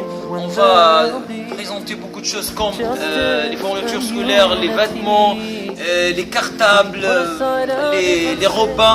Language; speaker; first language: French; non-native, fluent; Arabic